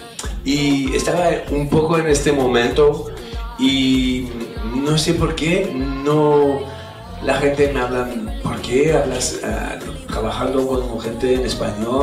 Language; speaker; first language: Spanish; non-native, fluent; French